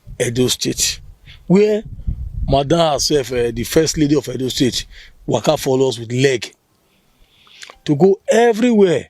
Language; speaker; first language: Nigerian Pidgin; non-native, local second language; Bini